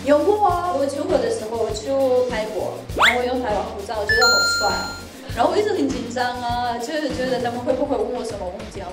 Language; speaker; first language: Chinese; non-native, fluent; Russian